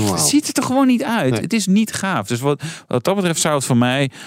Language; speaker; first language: Dutch; native; Dutch